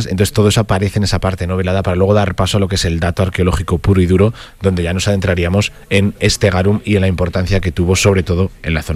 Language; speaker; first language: Spanish; native; Spanish